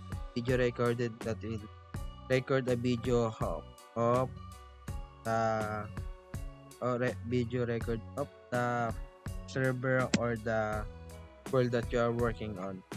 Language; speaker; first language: English; non-native, fluent; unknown